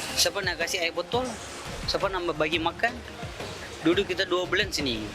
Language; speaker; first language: Malay; non-native, learner; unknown